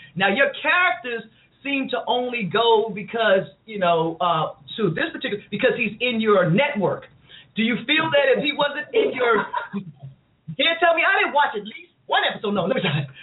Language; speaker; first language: English; native; English